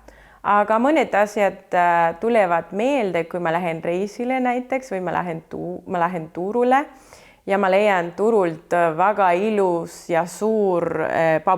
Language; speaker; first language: Estonian; non-native, fluent; Spanish